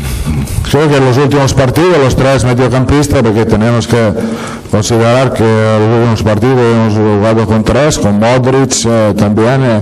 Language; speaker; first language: Spanish; non-native, fluent; Italian